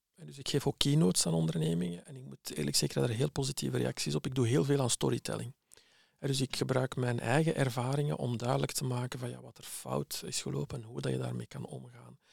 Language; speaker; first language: Dutch; early bilingual, other home language; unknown